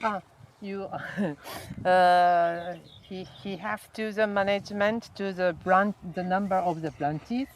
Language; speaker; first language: English; non-native, learner; Japanese